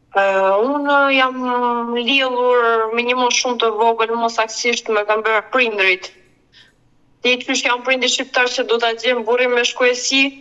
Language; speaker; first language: Albanian; early bilingual, heritage; Albanian